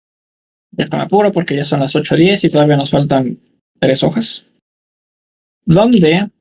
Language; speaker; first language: Spanish; native; Spanish